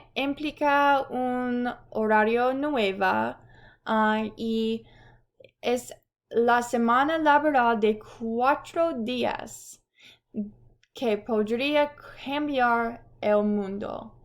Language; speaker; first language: Spanish; non-native, learner; English